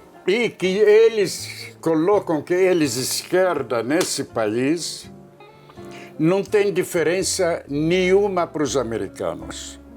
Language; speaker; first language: Portuguese; non-native, fluent; Arabic